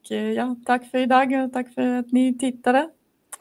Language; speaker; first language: Swedish; non-native, fluent; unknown